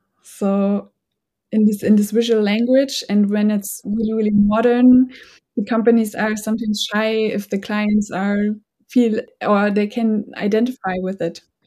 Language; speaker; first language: English; non-native, fluent; German